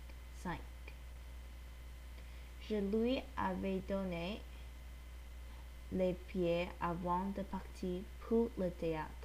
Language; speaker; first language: French; non-native, learner; English